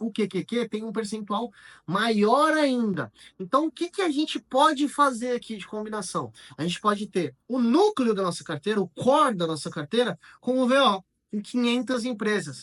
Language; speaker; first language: Portuguese; native; Portuguese